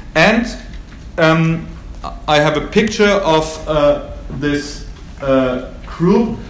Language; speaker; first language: English; non-native, fluent; German